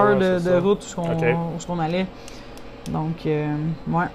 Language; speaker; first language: French; native; French